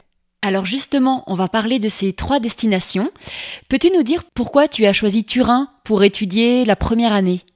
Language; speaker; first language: French; native; French